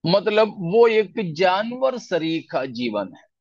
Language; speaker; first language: Hindi; non-native, local second language; Malayalam